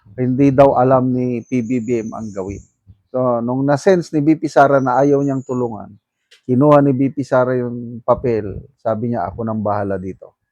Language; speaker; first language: Filipino; non-native, local second language; Iloko